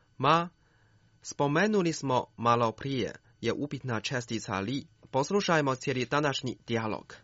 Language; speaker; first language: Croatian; non-native, fluent; Chinese